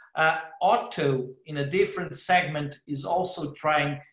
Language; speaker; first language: English; non-native, fluent; Portuguese